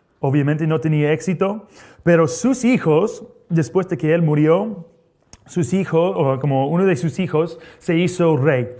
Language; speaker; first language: Spanish; non-native, fluent; English